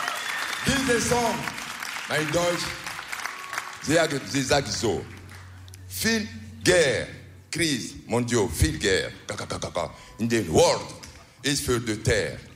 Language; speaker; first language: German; non-native, learner; French